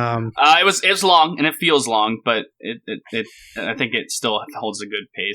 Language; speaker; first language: English; native; English